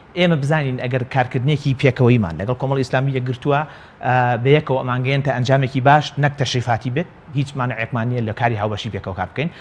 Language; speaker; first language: Central Kurdish; native; Central Kurdish